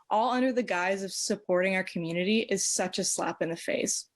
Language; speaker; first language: English; native; English